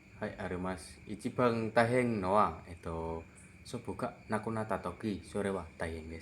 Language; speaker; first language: Japanese; non-native, learner; Indonesian